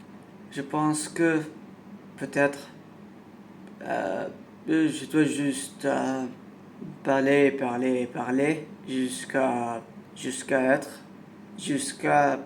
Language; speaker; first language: French; non-native, learner; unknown